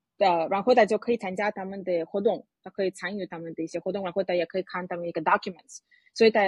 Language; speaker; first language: Chinese; non-native, fluent; Russian